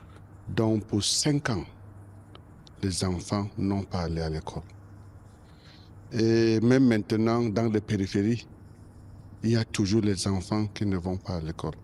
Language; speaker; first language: French; non-native, local second language; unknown